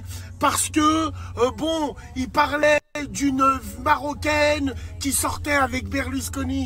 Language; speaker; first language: French; native; French